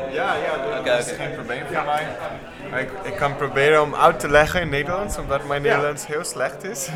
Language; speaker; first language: Dutch; non-native, learner; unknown